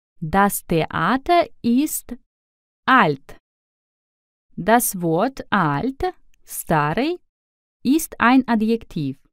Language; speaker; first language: German; non-native, fluent; Russian